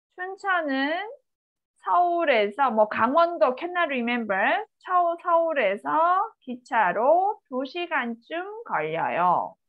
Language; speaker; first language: Korean; native; Korean